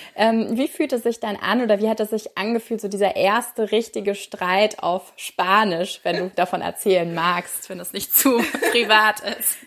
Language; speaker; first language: German; native; German